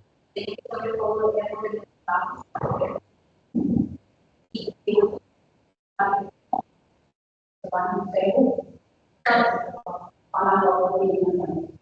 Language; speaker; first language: Portuguese; non-native, learner; Spanish